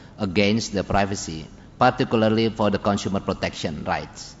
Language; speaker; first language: English; non-native, fluent; Indonesian